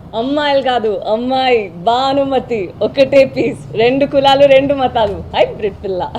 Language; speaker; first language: Telugu; non-native, learner; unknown